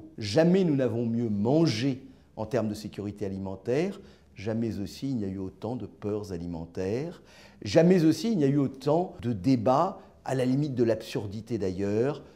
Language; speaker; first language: French; native; French